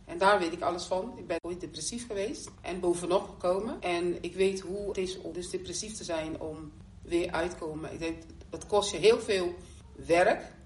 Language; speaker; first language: Dutch; non-native, local second language; Papiamento